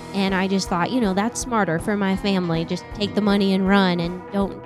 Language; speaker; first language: English; native; English